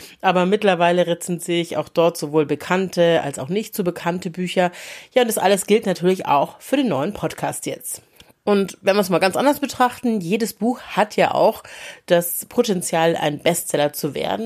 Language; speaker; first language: German; native; German